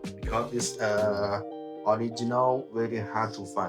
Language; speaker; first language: English; non-native, learner; Thai